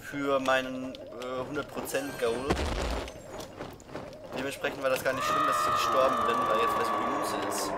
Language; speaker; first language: German; native; German